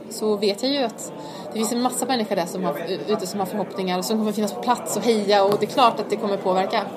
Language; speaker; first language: Swedish; native; Swedish